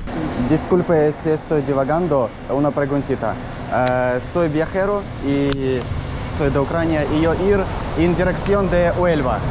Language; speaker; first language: Spanish; non-native, learner; Russian